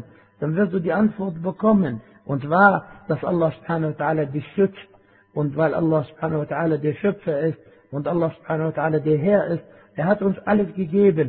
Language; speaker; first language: German; non-native, fluent; Arabic